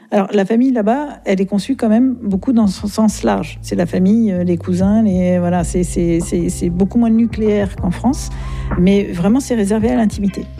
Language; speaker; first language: French; native; French